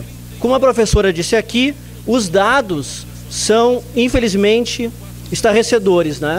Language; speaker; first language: Portuguese; native; Portuguese